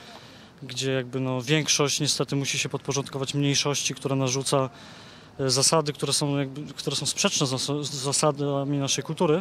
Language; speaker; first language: Polish; native; Polish